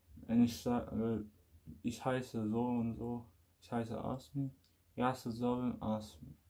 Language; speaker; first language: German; non-native, learner; Bosnian